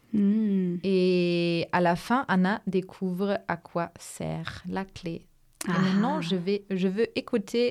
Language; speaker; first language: French; non-native, fluent; German